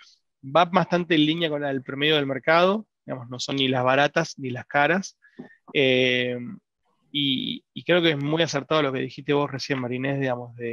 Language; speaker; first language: Spanish; native; Spanish